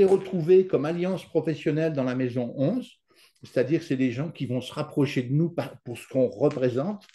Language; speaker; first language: French; native; French